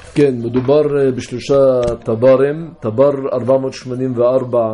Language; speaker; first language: Hebrew; non-native, local second language; Arabic